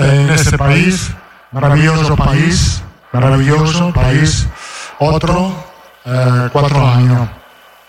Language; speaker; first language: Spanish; non-native, fluent; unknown